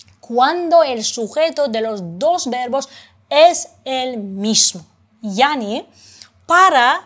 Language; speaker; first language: Spanish; non-native, fluent; Uzbek